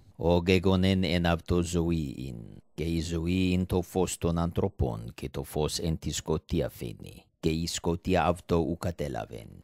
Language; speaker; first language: Greek; non-native, fluent; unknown